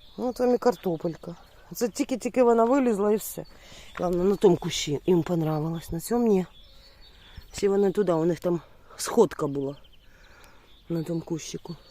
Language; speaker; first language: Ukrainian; non-native, local second language; Russian